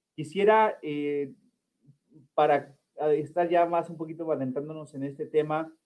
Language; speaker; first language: Spanish; early bilingual, heritage; Spanish